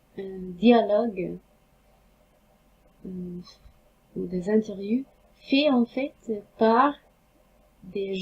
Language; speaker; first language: French; non-native, fluent; Norwegian